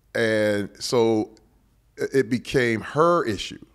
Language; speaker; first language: English; native; English